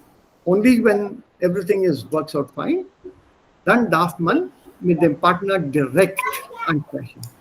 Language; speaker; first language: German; non-native, fluent; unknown